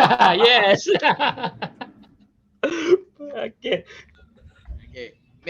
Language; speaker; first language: English; non-native, learner; Malay